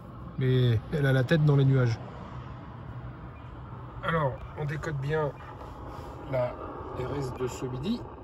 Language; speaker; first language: French; native; French